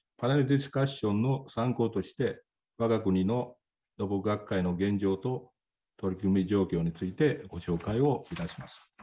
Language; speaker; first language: Japanese; native; Japanese